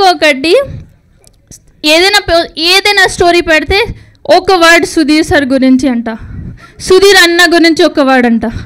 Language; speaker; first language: Telugu; non-native, learner; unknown